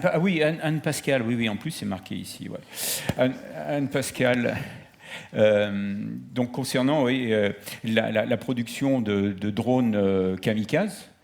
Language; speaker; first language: French; native; French